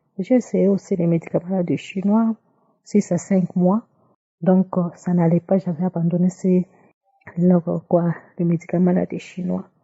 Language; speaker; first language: French; non-native, local second language; Lingala